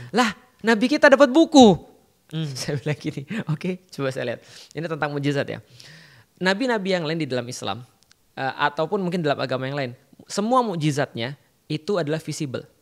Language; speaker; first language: Indonesian; native; Indonesian